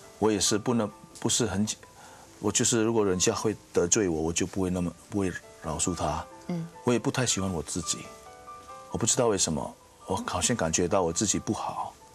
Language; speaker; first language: Chinese; non-native, fluent; Indonesian